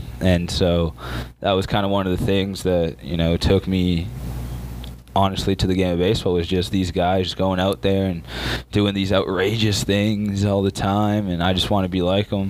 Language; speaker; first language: English; native; English